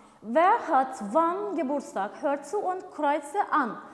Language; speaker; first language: German; non-native, fluent; Turkish